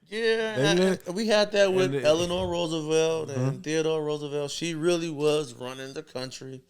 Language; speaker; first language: English; native; English